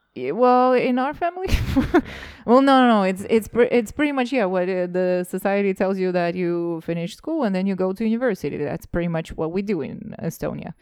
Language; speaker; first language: English; non-native, fluent; Estonian